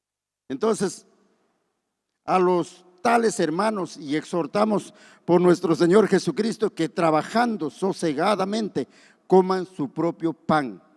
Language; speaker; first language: Spanish; native; Spanish